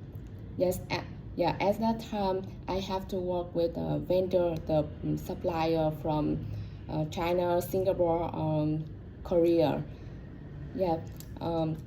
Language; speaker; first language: English; non-native, learner; Vietnamese